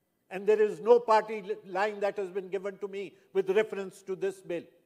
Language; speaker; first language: English; non-native, local second language; Urdu